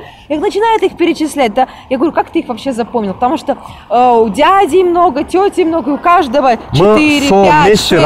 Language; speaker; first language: Russian; native; Russian